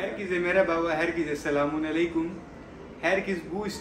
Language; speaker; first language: Turkish; non-native, learner; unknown